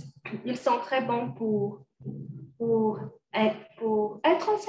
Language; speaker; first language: French; non-native, fluent; Portuguese